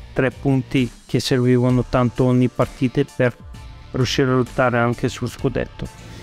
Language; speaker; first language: Italian; non-native, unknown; Russian